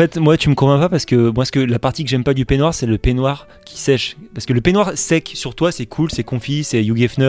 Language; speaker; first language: French; native; French